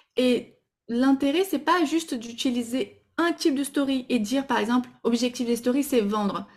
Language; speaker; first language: French; non-native, fluent; Portuguese